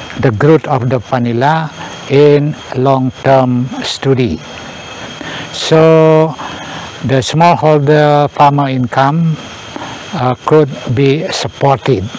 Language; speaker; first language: English; non-native, learner; Indonesian